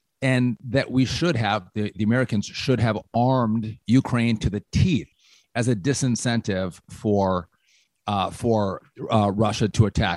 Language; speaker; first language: English; native; English